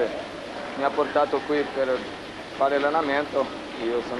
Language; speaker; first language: Italian; non-native, fluent; Portuguese